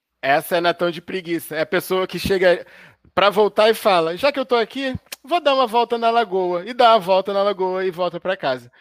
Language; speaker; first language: Portuguese; native; Portuguese